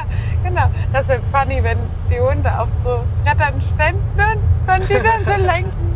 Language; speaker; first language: German; native; German